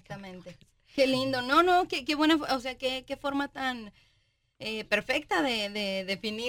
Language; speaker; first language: Spanish; native; Spanish